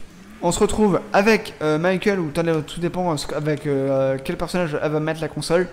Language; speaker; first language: French; native; French